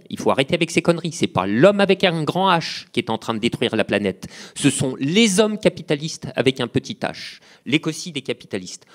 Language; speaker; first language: French; native; French